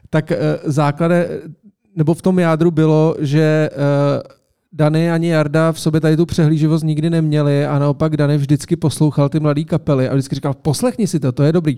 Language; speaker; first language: Czech; native; Czech